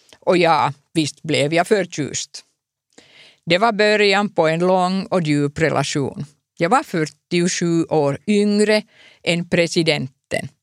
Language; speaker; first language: Swedish; non-native, local second language; Finnish